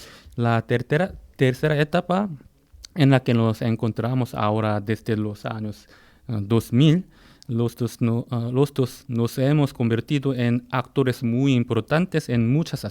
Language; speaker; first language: Spanish; non-native, fluent; Korean